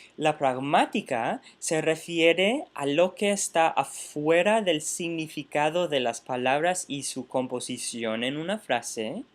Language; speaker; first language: Spanish; non-native, fluent; English